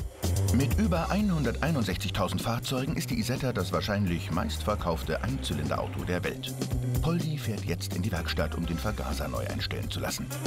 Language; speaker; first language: German; native; German